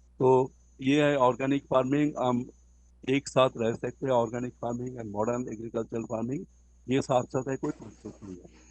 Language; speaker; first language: Hindi; non-native, local second language; Bangla